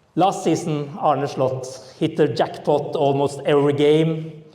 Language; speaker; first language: English; non-native, fluent; Norwegian